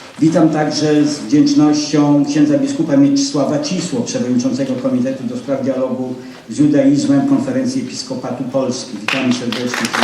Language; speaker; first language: Polish; native; Polish